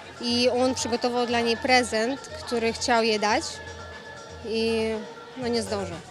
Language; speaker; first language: Polish; non-native, fluent; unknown